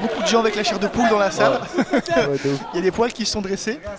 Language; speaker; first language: French; native; French